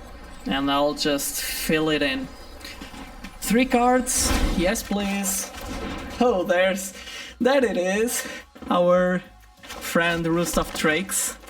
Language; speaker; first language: English; non-native, fluent; Portuguese